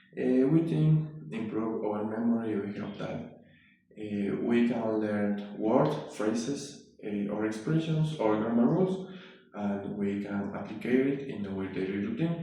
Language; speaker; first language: English; non-native, learner; Spanish